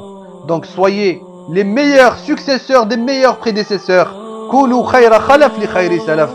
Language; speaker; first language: French; non-native, local second language; Arabic